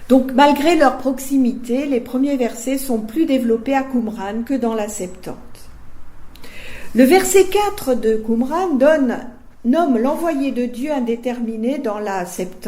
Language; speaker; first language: French; native; French